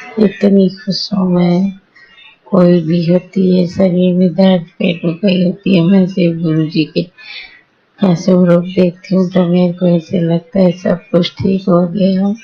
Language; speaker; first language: Hindi; early bilingual, heritage; Hindi